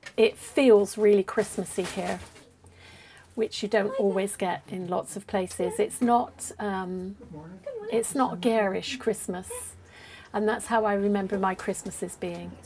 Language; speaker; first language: English; native; English